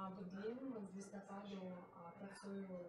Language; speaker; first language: Czech; non-native, learner; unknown